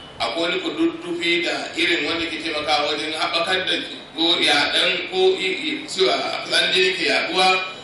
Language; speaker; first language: Hausa; native; Hausa